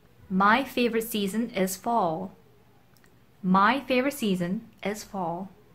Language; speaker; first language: English; non-native, fluent; Korean